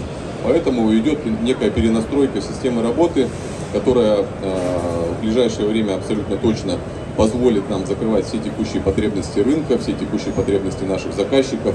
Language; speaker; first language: Russian; native; Russian